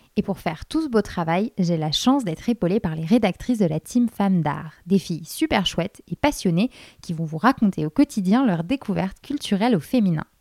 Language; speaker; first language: French; native; French